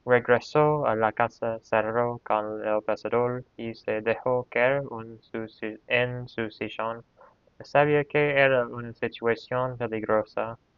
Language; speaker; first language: Spanish; non-native, learner; English